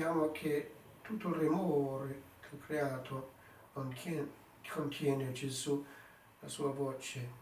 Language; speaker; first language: Italian; non-native, fluent; English